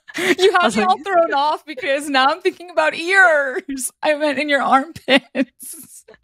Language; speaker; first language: English; early bilingual, other home language; Hindi